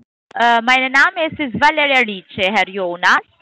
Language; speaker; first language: German; non-native, fluent; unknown